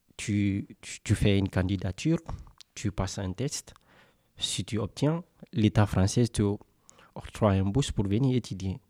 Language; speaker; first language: French; non-native, local second language; Mandingo